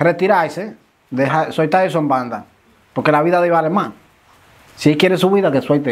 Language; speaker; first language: Spanish; native; Spanish